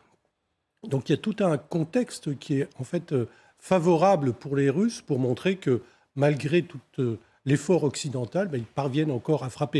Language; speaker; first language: French; native; French